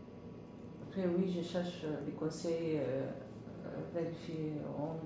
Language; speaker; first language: French; non-native, learner; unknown